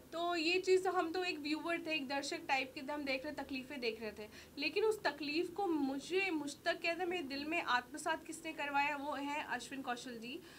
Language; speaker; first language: Hindi; native; Hindi